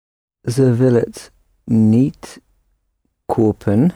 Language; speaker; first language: Dutch; non-native, learner; English